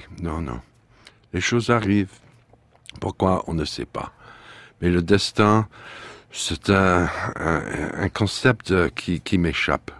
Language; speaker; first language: French; non-native, fluent; English